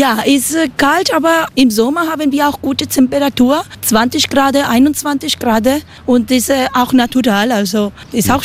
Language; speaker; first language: German; non-native, learner; Spanish